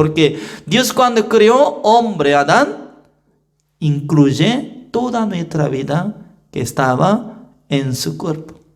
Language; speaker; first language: Spanish; non-native, fluent; Korean